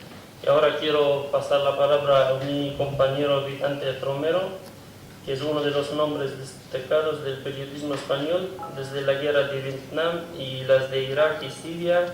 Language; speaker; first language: Spanish; non-native, fluent; Kurdish